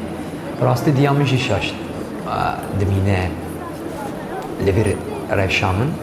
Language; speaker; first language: Kurdish; non-native, local second language; Turkish